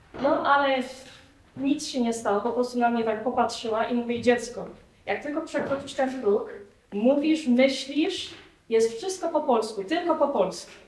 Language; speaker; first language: Polish; early bilingual, heritage; Polish